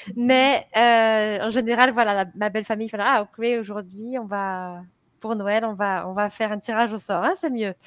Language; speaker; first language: French; native; French